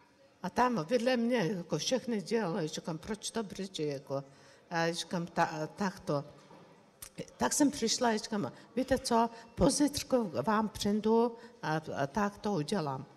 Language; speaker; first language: Czech; non-native, learner; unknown